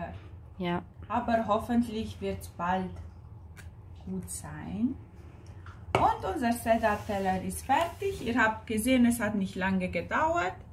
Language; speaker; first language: German; non-native, fluent; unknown